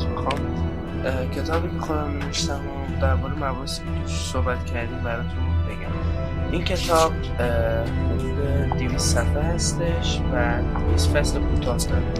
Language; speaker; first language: Persian; native; Persian